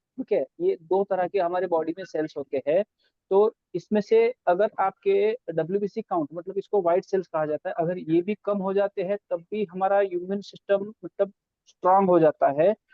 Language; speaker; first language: Hindi; non-native, local second language; Gujarati